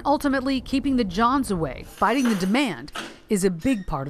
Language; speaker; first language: English; native; English